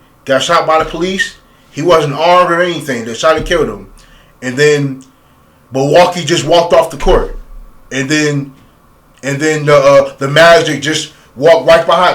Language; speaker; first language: English; native; English